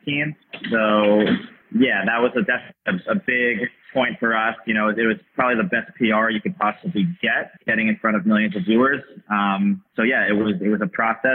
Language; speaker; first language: English; native; English